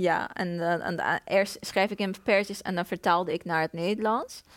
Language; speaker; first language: Dutch; non-native, fluent; Persian